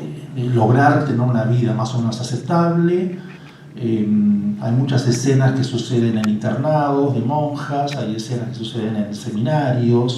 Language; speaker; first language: Spanish; native; Spanish